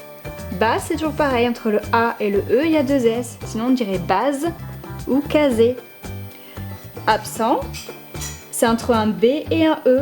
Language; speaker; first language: French; native; French